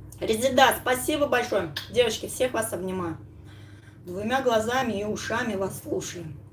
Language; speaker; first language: Russian; native; Russian